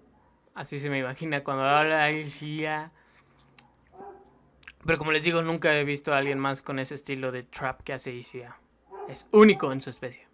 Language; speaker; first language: Spanish; native; Spanish